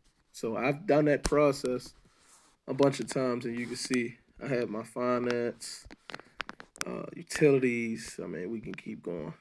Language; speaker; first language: English; native; English